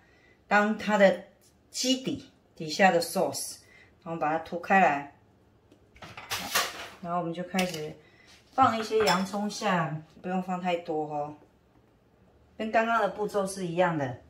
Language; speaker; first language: Chinese; native; Chinese